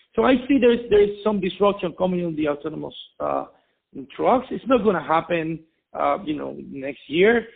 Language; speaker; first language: English; non-native, fluent; Spanish